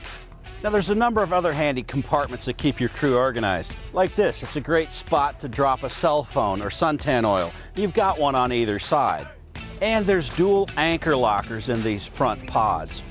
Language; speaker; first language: English; native; English